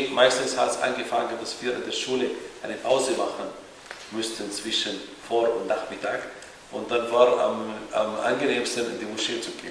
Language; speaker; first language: German; non-native, fluent; Arabic